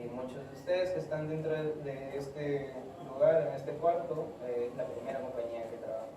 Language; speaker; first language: Spanish; native; Spanish